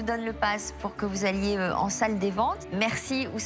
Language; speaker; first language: French; native; French